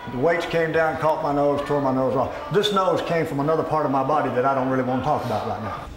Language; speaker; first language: English; native; English